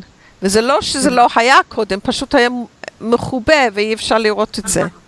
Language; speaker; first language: Hebrew; non-native, fluent; English